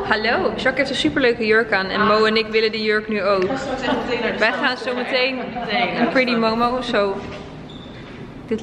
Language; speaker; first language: Dutch; native; Dutch